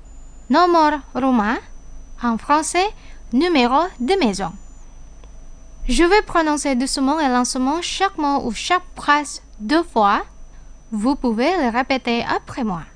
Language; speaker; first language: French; non-native, fluent; Indonesian